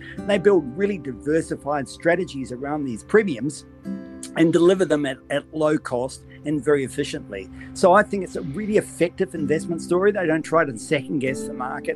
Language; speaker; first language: English; native; English